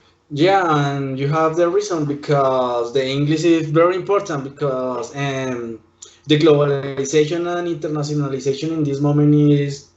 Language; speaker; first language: English; non-native, learner; Spanish